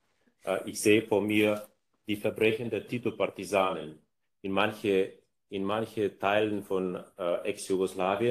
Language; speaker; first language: German; non-native, fluent; Bulgarian